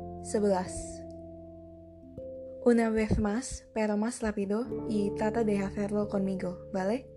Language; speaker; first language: Spanish; non-native, fluent; Indonesian